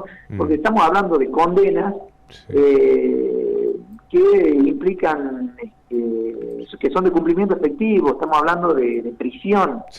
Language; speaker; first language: Spanish; native; Spanish